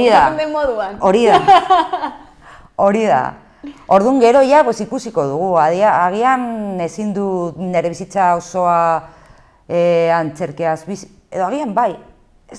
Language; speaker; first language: Basque; non-native, local second language; Spanish